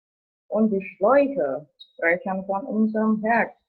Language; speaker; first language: German; non-native, learner; Indonesian